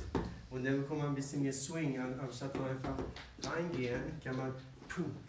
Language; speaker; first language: German; non-native, fluent; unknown